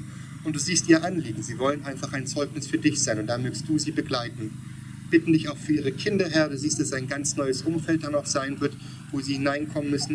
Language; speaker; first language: German; native; German